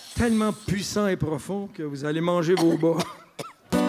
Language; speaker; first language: French; native; French